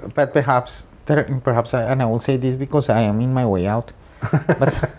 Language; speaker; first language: English; non-native, fluent; Spanish